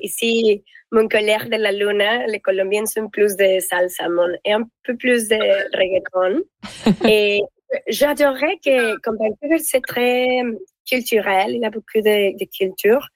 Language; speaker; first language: French; non-native, learner; Spanish